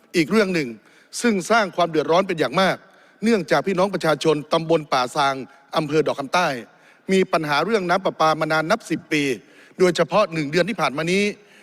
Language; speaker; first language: Thai; native; Thai